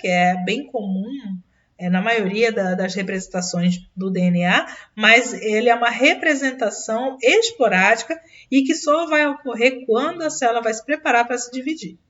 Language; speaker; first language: Portuguese; native; Portuguese